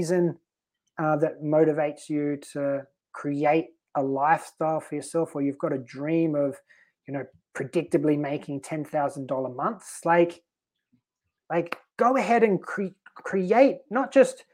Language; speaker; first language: English; native; English